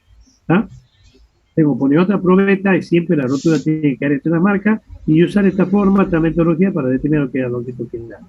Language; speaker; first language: Spanish; native; Spanish